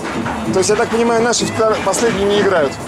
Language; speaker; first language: Russian; native; Russian